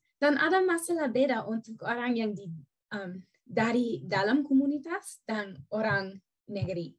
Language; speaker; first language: Indonesian; non-native, learner; English